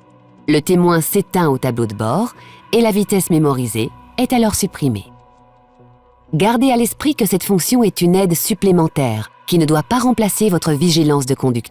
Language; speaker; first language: French; native; French